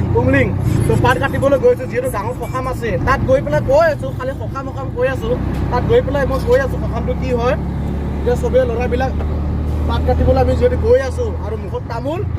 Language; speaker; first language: Assamese; non-native, local second language; Karbi